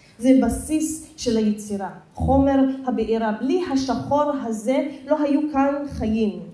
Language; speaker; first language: Hebrew; non-native, local second language; Arabic